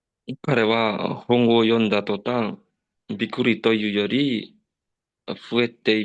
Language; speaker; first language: Japanese; non-native, learner; Indonesian